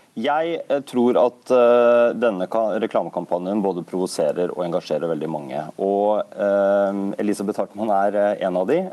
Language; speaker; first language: Norwegian; native; Norwegian